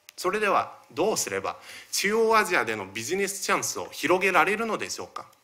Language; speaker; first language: Japanese; early bilingual, other home language; Chinese